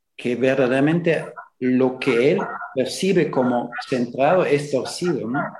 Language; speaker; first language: Spanish; non-native, fluent; German